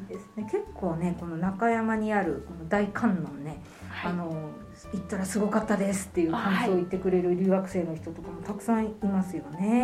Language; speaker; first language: Japanese; native; Japanese